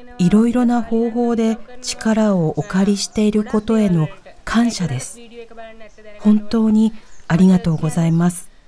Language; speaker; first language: Japanese; native; Japanese